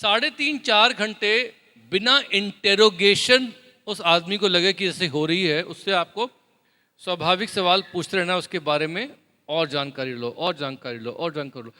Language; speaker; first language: Hindi; native; Hindi